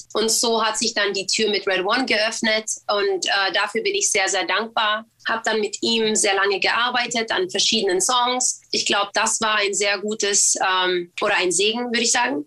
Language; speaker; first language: German; early bilingual, other home language; Albanian